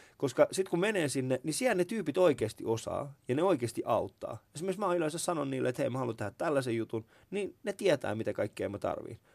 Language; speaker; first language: Finnish; early bilingual, other home language; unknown